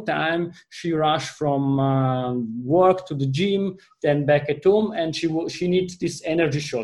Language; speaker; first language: English; non-native, fluent; Italian